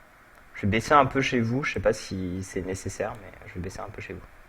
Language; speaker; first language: French; native; French